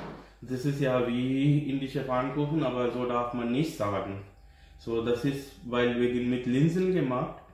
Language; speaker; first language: German; non-native, learner; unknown